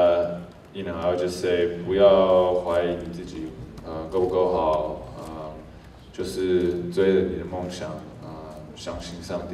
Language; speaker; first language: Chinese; early bilingual, heritage; English